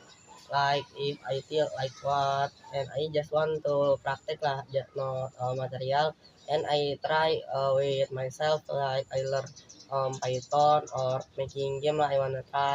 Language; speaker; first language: English; non-native, learner; Indonesian